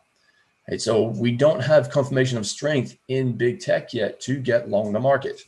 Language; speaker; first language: English; native; English